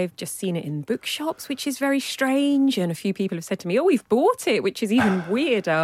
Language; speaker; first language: English; native; English